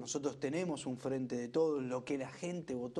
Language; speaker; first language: Spanish; native; Spanish